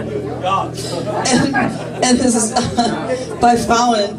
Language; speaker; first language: German; non-native, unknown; English